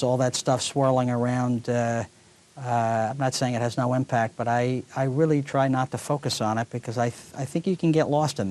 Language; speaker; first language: English; native; English